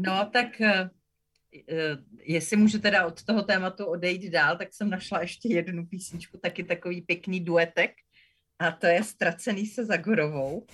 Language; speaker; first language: Czech; native; Czech